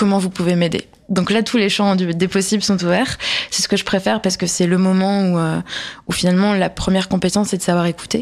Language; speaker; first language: French; native; French